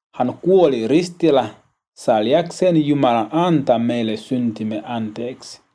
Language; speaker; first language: Finnish; non-native, learner; Swahili